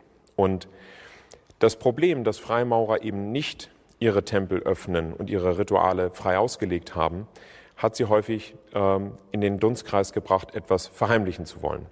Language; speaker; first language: German; native; German